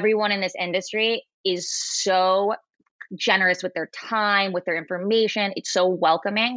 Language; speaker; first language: English; native; English